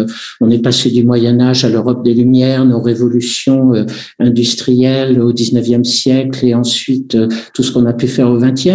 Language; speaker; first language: French; native; French